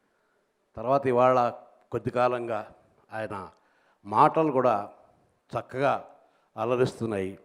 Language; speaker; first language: Telugu; native; Telugu